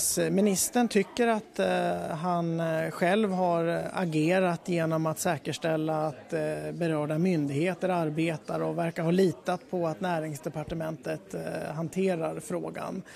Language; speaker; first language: Swedish; native; Swedish